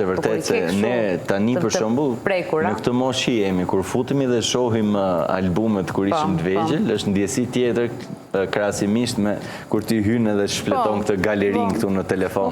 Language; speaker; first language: Albanian; native; Albanian